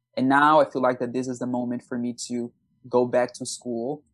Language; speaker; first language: English; non-native, fluent; Portuguese